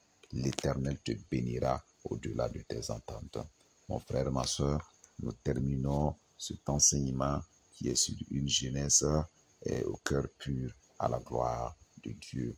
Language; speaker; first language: French; non-native, local second language; Mossi